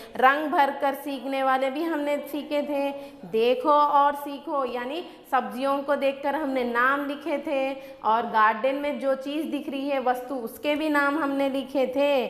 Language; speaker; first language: Hindi; native; Hindi